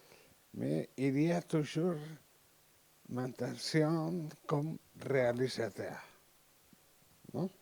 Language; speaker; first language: French; non-native, learner; Catalan